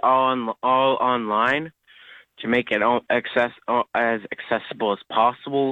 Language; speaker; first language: English; native; English